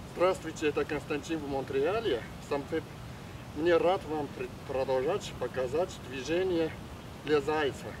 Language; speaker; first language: Russian; non-native, learner; Chinese